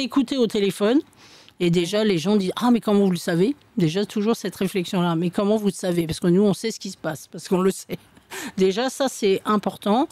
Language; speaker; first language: French; native; French